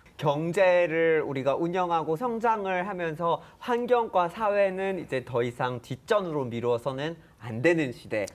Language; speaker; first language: Korean; native; Korean